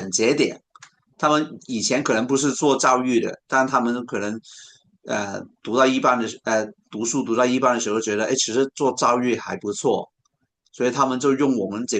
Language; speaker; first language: Chinese; non-native, local second language; Cantonese